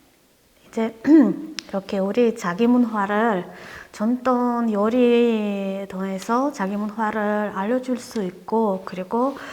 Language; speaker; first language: Korean; non-native, learner; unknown